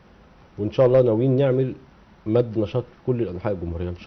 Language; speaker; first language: Arabic; native; Arabic